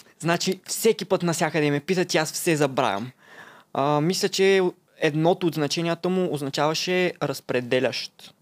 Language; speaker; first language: Bulgarian; non-native, local second language; Turkish